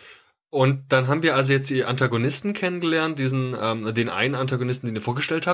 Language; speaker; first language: German; native; German